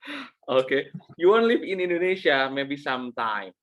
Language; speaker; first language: English; non-native, learner; Indonesian